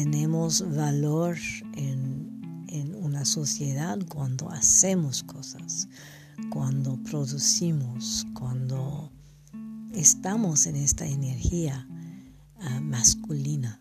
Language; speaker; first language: Spanish; non-native, fluent; English